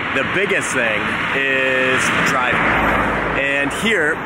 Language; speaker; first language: English; native; English